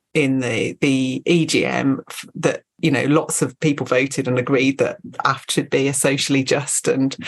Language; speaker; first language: English; native; English